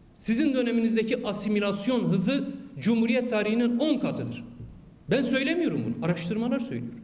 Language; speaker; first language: Turkish; non-native, local second language; Kurdish